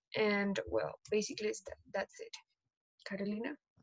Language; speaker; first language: English; non-native, fluent; Spanish